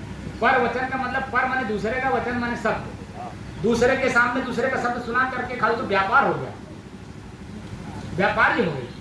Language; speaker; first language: Hindi; native; Hindi